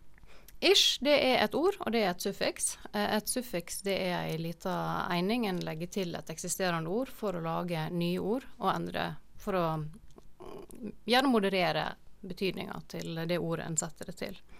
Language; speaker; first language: Norwegian; native; Norwegian